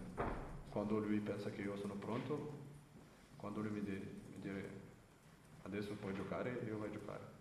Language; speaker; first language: Italian; non-native, learner; French